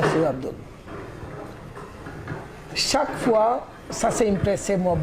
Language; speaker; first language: French; non-native, learner; Bangla